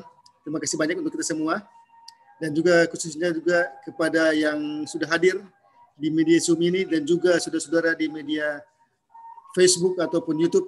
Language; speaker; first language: Indonesian; native; Indonesian